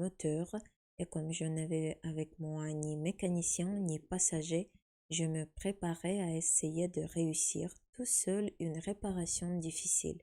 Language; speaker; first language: French; non-native, fluent; Ukrainian